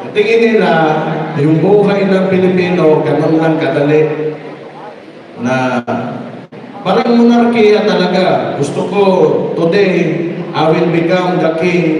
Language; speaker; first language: Filipino; non-native, local second language; Cebuano